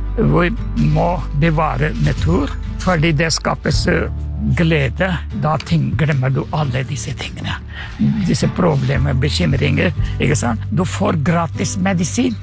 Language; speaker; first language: Norwegian; non-native, fluent; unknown